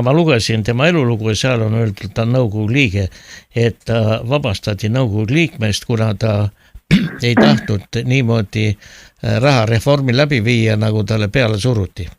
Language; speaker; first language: Estonian; native; Estonian